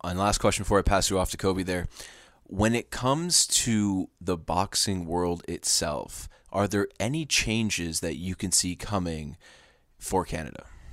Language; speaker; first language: English; native; English